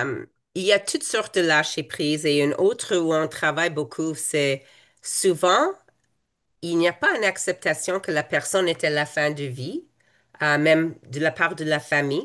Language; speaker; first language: French; non-native, fluent; English